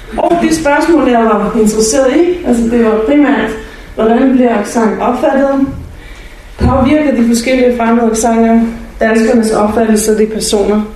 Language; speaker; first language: Danish; non-native, fluent; Bulgarian